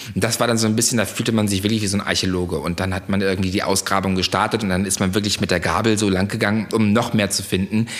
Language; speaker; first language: German; native; German